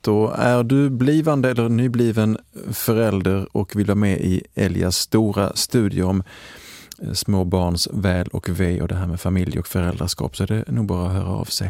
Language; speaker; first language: Swedish; native; Swedish